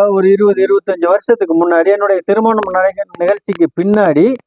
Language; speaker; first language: Tamil; non-native, local second language; Telugu